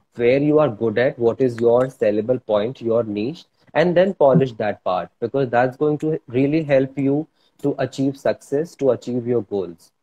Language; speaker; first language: English; non-native, local second language; Hindi